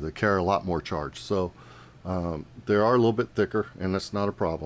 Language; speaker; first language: English; native; English